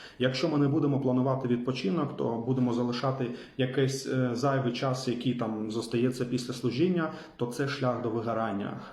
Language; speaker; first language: Ukrainian; non-native, local second language; Russian